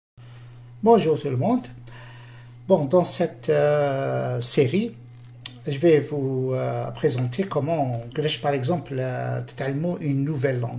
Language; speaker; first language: French; non-native, local second language; Arabic